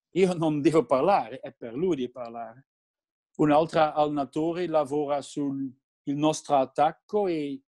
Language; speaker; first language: Italian; non-native, learner; Dutch